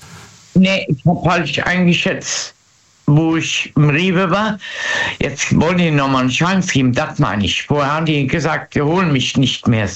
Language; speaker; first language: German; native; German